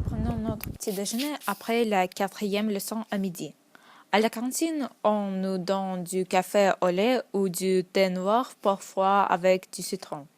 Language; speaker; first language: French; non-native, learner; Russian